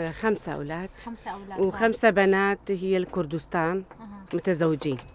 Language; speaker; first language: Arabic; non-native, local second language; Kurdish